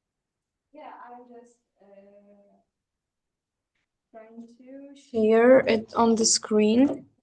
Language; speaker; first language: English; non-native, fluent; Uzbek